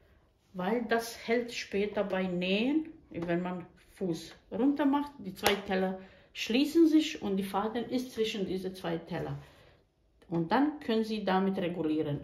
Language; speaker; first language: German; non-native, fluent; Bosnian